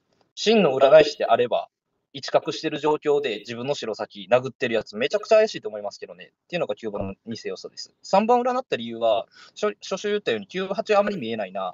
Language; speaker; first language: Japanese; native; Japanese